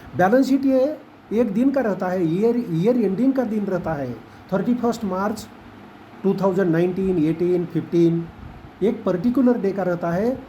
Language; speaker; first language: Hindi; non-native, local second language; Marathi